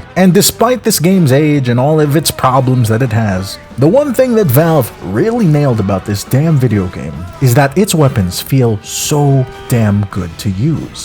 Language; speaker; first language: English; native; English